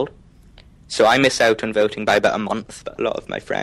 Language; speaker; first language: English; native; English